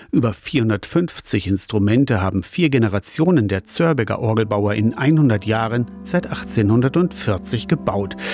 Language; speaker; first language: German; native; German